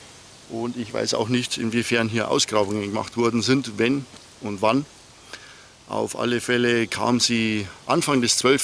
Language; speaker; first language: German; native; German